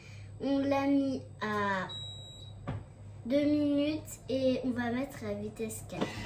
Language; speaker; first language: French; native; French